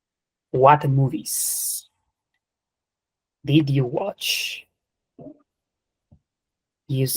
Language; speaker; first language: English; non-native, fluent; Spanish